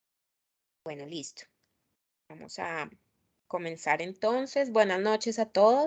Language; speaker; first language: Spanish; native; Spanish